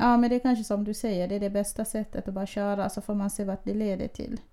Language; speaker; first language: Swedish; early bilingual, other home language; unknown